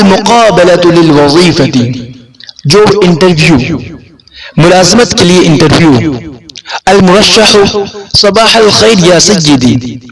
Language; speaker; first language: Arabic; non-native, fluent; Urdu